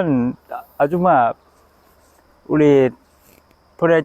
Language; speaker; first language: Korean; non-native, learner; Thai